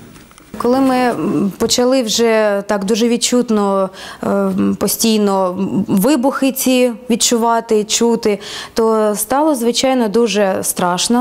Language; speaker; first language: Ukrainian; non-native, local second language; Russian